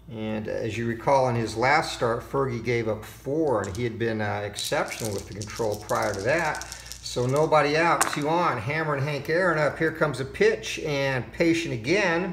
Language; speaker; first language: English; native; English